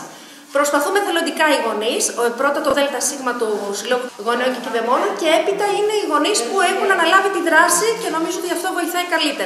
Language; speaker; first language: Greek; native; Greek